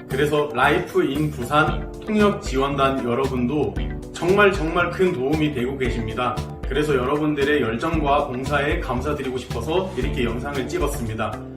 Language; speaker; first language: Korean; non-native, fluent; Arabic